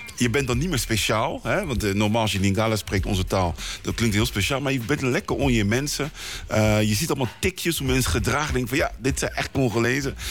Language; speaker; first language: Dutch; early bilingual, other home language; Lingala